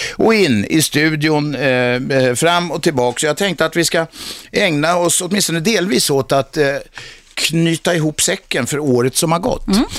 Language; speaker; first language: Swedish; native; Swedish